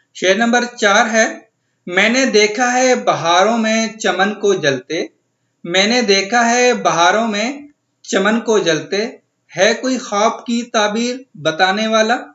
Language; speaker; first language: Urdu; native; Urdu